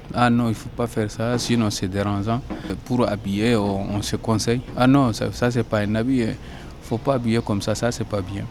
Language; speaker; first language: French; non-native, local second language; Soninke